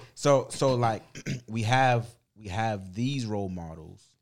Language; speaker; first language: English; early bilingual, other home language; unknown